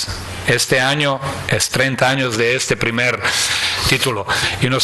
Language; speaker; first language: Spanish; non-native, fluent; Croatian